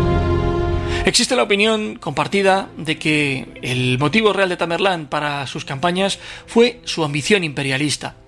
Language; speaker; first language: Spanish; native; Spanish